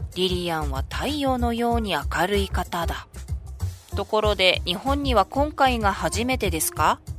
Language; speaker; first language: Japanese; native; Japanese